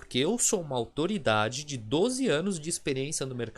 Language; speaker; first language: Portuguese; native; Portuguese